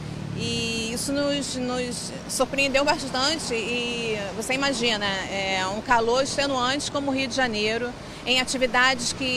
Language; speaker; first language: Portuguese; native; Portuguese